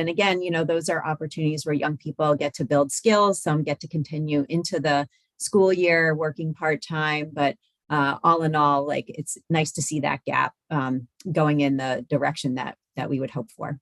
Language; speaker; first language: English; native; English